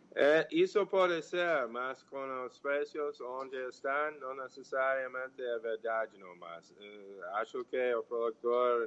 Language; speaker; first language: Portuguese; non-native, fluent; English